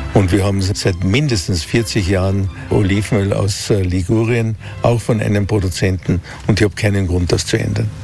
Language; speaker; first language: German; native; German